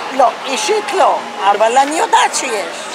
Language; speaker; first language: Hebrew; non-native, fluent; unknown